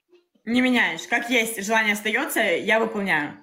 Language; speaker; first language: Russian; native; Russian